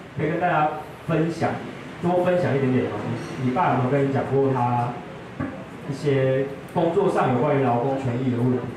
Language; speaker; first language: Chinese; native; Chinese